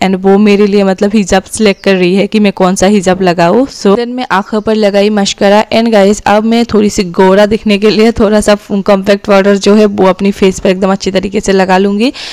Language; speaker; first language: Hindi; non-native, local second language; Assamese